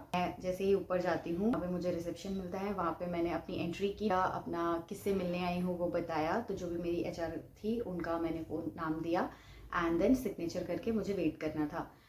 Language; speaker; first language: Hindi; non-native, local second language; Bangla